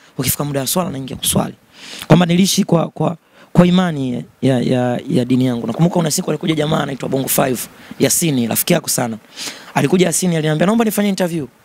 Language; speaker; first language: Swahili; native; Swahili